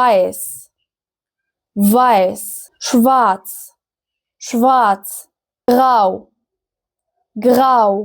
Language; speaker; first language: German; non-native, fluent; Arabic